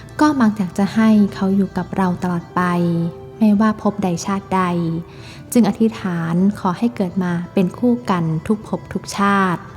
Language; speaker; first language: Thai; native; Thai